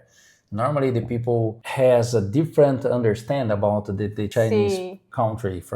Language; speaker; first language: English; non-native, fluent; Portuguese